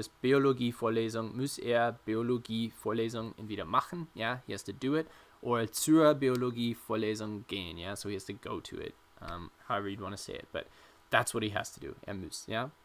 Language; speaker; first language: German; non-native, fluent; English